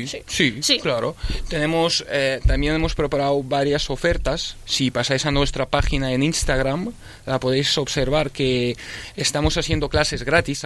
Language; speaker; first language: Spanish; early bilingual, other home language; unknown